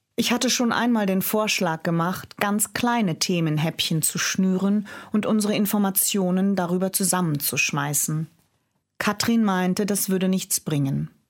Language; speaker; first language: German; native; German